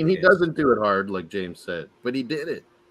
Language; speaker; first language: English; native; English